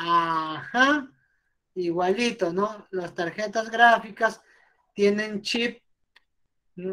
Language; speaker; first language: Spanish; native; Spanish